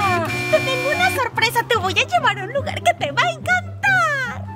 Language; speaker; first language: Spanish; native; Spanish